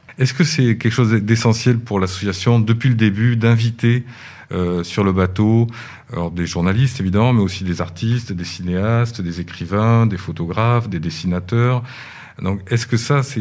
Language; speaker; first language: French; native; French